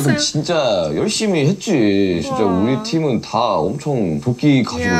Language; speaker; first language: Korean; native; Korean